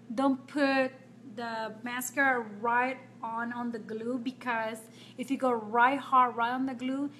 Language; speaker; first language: English; non-native, fluent; Spanish